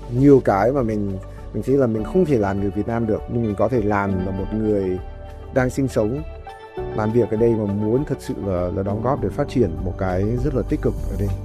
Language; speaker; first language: Vietnamese; early bilingual, heritage; Vietnamese